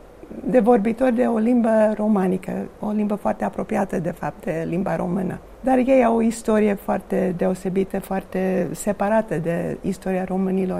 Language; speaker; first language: Romanian; non-native, fluent; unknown